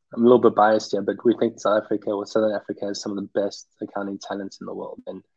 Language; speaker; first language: English; native; English